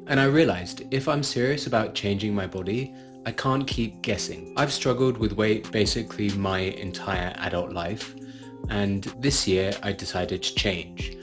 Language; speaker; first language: English; native; English